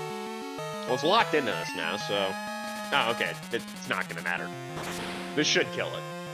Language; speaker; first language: English; native; English